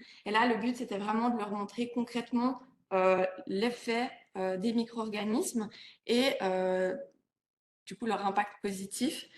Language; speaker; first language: French; native; French